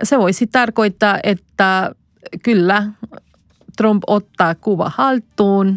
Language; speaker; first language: Finnish; non-native, fluent; Spanish